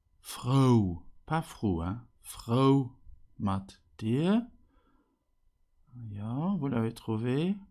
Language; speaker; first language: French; non-native, fluent; Luxembourgish